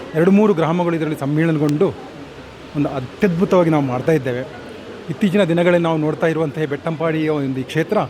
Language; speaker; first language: Kannada; native; Kannada